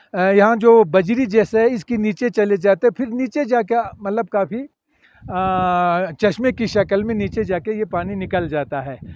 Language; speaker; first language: Urdu; non-native, local second language; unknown